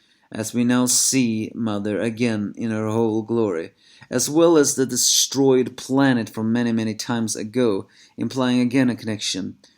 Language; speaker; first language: English; non-native, fluent; Swedish